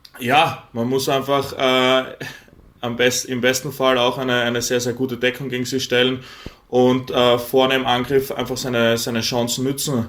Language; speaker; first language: German; native; German